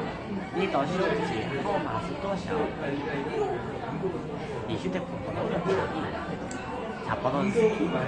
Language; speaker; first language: Chinese; non-native, learner; Korean